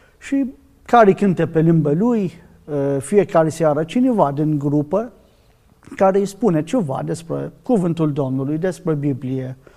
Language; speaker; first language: Romanian; non-native, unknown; Arabic